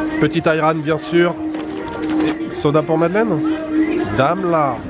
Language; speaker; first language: French; native; French